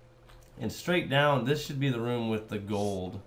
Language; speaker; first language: English; native; English